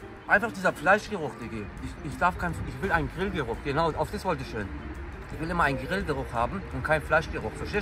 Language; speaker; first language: German; native; German